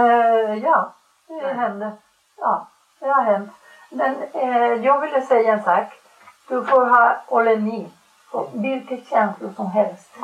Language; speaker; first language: Swedish; non-native, learner; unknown